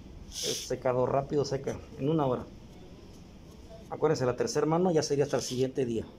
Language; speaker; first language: Spanish; native; Spanish